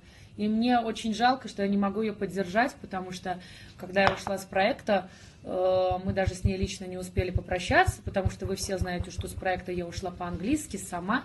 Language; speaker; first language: Russian; native; Russian